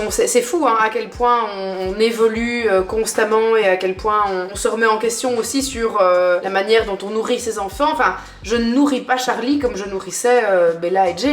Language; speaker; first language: French; native; French